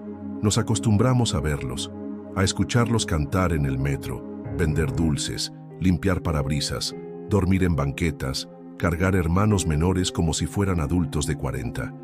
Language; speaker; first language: Spanish; native; Spanish